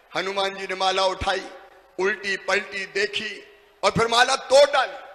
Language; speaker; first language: Hindi; native; Hindi